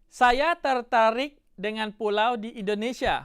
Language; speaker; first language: Indonesian; non-native, fluent; Thai